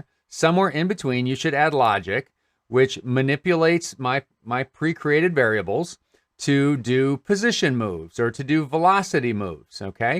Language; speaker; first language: English; native; English